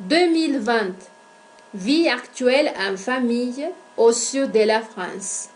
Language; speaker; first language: French; non-native, fluent; Spanish